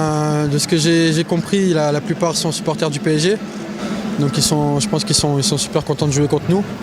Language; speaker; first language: French; native; French